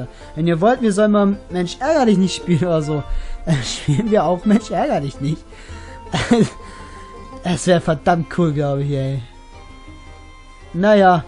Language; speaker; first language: German; native; German